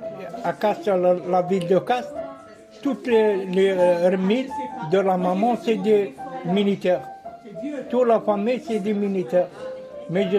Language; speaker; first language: French; non-native, local second language; Arabic